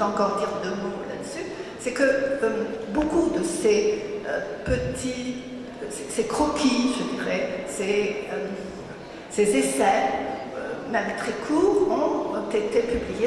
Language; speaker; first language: French; native; French